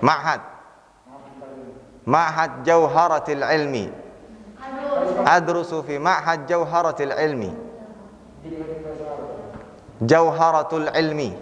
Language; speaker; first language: Arabic; non-native, fluent; Indonesian